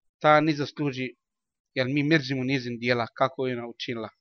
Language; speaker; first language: Bosnian; non-native, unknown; Arabic